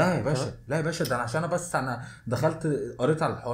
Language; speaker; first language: Arabic; native; Arabic